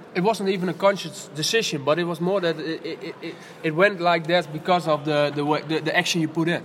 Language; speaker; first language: English; non-native, fluent; Dutch